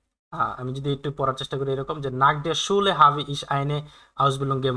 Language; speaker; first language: German; non-native, learner; Bangla